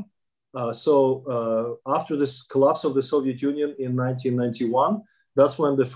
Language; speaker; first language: English; non-native, fluent; Kazakh